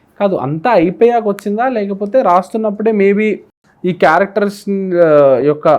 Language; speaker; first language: Telugu; native; Telugu